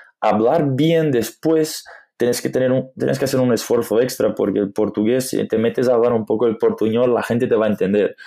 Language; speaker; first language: Spanish; non-native, fluent; Portuguese